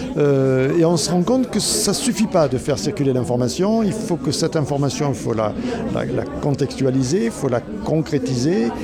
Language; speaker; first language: French; native; French